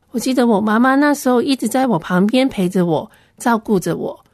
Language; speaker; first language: Chinese; non-native, local second language; Cantonese